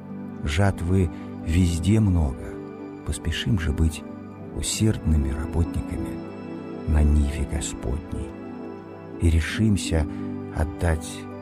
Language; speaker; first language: Russian; native; Russian